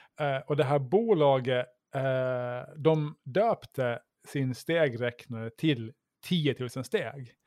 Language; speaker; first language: Swedish; native; Swedish